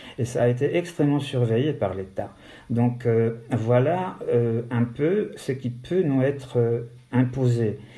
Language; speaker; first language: French; non-native, fluent; Polish